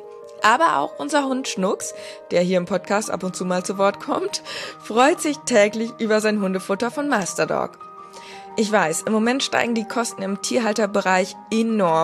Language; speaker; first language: German; native; German